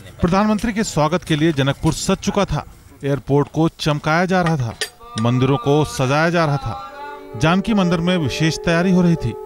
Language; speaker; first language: Hindi; native; Hindi